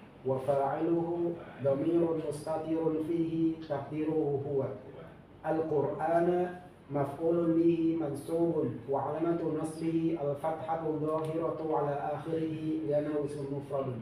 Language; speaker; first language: Arabic; non-native, learner; Indonesian